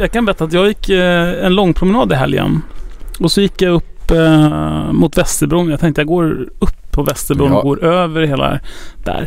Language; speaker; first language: Swedish; native; Swedish